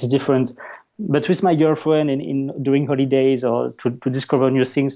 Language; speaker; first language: English; non-native, fluent; French